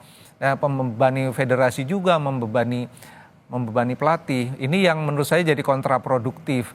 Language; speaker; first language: Indonesian; native; Indonesian